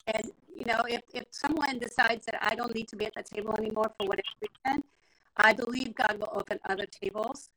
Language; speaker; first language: English; non-native, fluent; Spanish